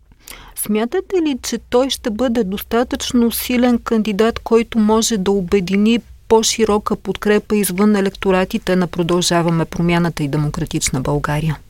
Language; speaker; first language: Bulgarian; native; Bulgarian